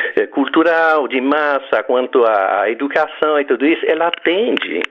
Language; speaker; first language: Portuguese; non-native, fluent; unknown